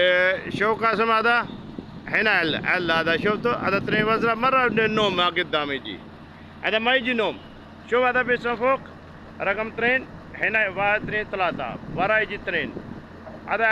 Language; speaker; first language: Arabic; non-native, learner; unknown